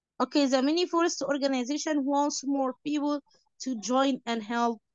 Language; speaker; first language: English; non-native, fluent; Arabic